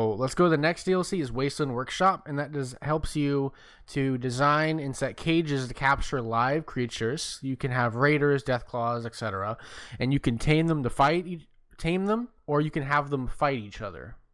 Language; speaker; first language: English; native; English